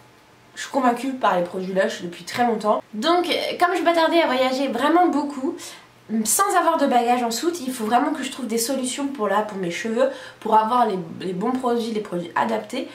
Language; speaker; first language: French; native; French